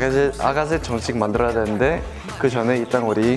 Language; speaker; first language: Korean; non-native, fluent; English